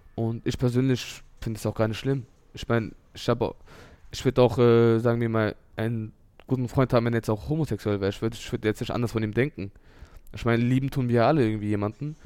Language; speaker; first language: German; early bilingual, other home language; Urdu